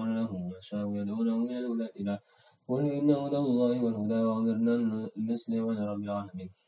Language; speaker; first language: Arabic; non-native, learner; Indonesian